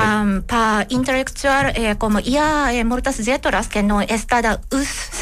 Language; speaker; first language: Catalan; non-native, learner; Japanese